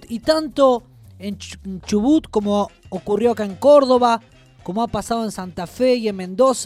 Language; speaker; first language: Spanish; native; Spanish